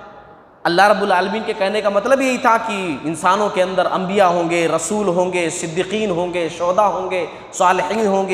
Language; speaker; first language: Urdu; native; Urdu